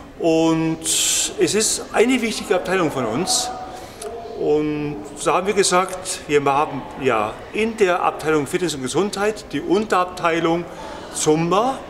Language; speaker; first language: German; native; German